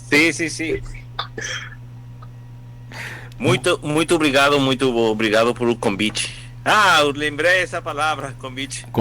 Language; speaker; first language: Portuguese; non-native, learner; Spanish